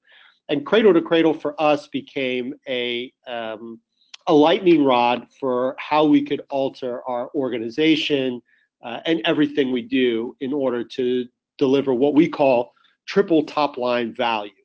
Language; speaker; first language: English; native; English